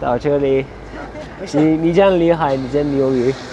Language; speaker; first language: Chinese; non-native, learner; Turkish